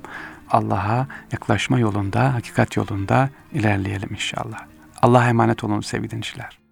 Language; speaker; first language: Turkish; native; Turkish